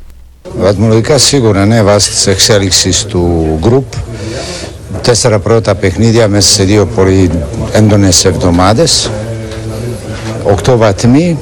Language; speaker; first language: Greek; non-native, fluent; Serbian